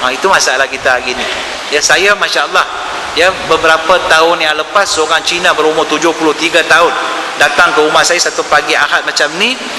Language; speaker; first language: Malay; non-native, local second language; Tamil